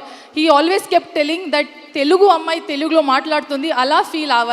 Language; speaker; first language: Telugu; non-native, learner; Kannada